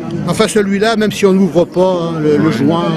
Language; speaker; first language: French; native; French